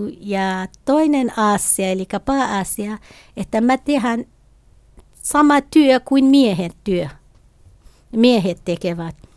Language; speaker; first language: Finnish; non-native, learner; Kurdish